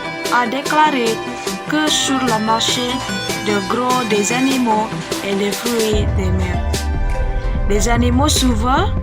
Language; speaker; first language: French; non-native, learner; Indonesian